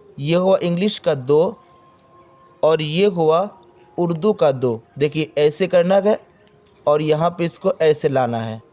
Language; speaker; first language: Hindi; native; Hindi